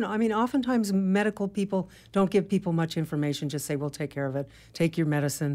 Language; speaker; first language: English; native; English